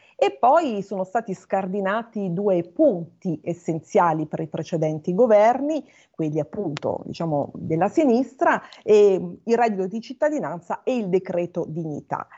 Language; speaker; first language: Italian; native; Italian